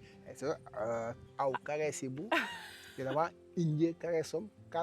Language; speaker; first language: Spanish; non-native, learner; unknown